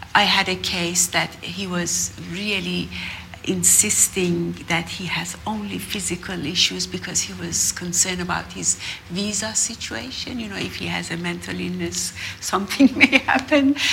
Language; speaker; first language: English; non-native, fluent; Persian